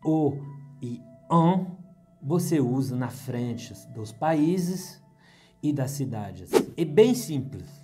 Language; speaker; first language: Portuguese; non-native, fluent; French